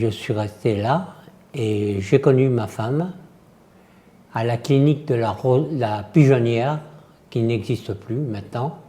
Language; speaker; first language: French; native; French